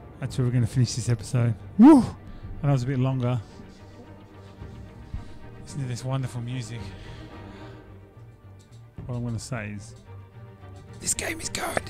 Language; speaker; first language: English; native; English